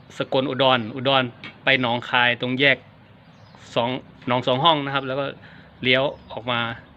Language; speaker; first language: Thai; native; Thai